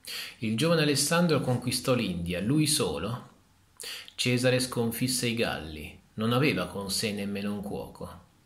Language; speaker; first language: Italian; native; Italian